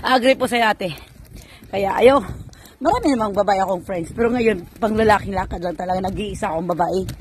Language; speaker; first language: Filipino; non-native, local second language; Cebuano